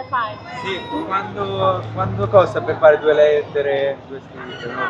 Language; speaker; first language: Italian; non-native, learner; Tamil